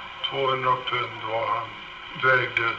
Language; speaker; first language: Swedish; early bilingual, heritage; Swedish